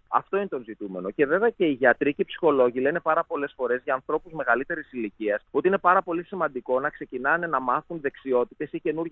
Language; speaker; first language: Greek; native; Greek